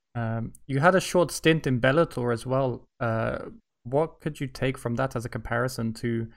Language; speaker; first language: English; native; English